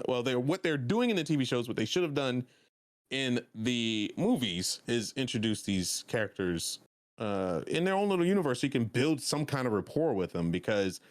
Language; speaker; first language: English; native; English